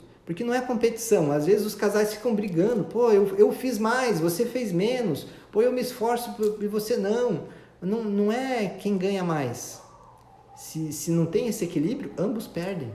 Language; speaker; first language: Portuguese; native; Portuguese